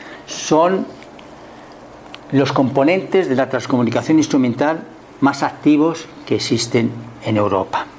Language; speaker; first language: Spanish; native; Spanish